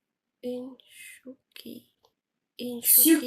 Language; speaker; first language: French; non-native, learner; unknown